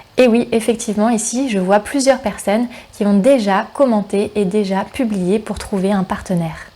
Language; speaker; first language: French; native; French